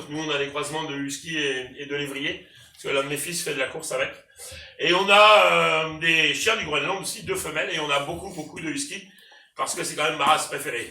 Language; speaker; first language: French; native; French